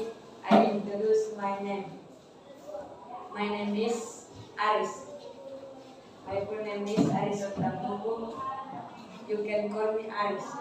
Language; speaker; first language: English; non-native, learner; Indonesian